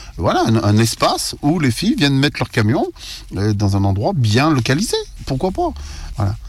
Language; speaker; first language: French; native; French